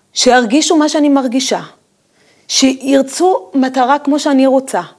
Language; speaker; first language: Hebrew; native; Hebrew